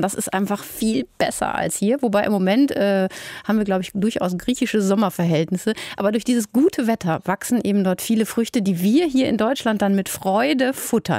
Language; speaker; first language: German; native; German